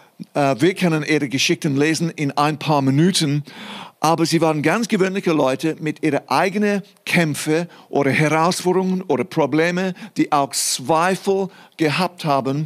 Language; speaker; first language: German; non-native, fluent; English